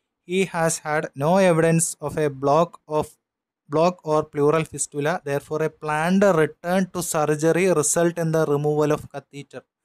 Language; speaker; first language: English; non-native, local second language; Malayalam